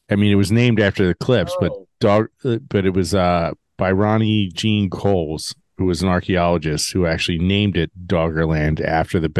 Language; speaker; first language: English; native; English